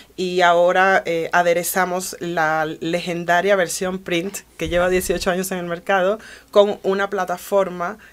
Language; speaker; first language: Spanish; native; Spanish